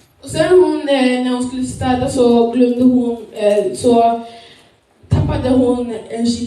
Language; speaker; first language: Swedish; early bilingual, other home language; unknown